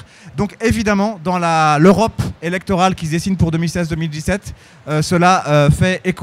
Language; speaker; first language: French; native; French